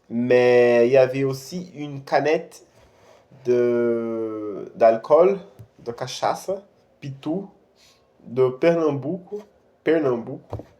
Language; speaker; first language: French; non-native, fluent; Portuguese